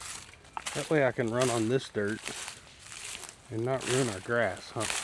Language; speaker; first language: English; native; English